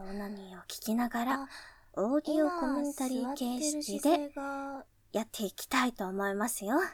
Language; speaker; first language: Japanese; native; Japanese